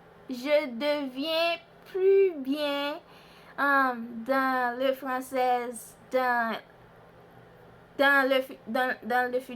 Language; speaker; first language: French; non-native, learner; Haitian Creole